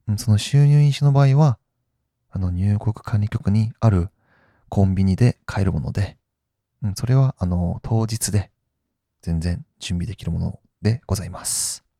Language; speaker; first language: Japanese; non-native, fluent; Korean